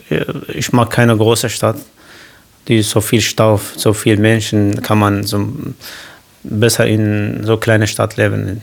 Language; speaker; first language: German; non-native, learner; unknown